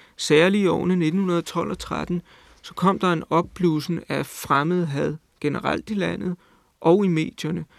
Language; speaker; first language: Danish; native; Danish